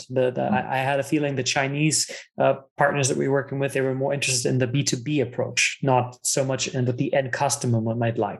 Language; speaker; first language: English; non-native, fluent; German